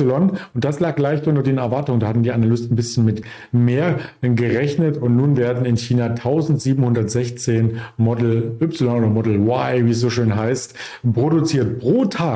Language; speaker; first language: German; native; German